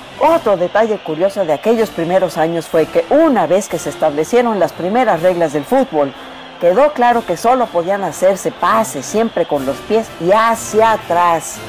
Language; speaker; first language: Spanish; native; Spanish